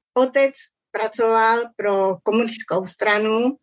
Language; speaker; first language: Czech; early bilingual, other home language; Spanish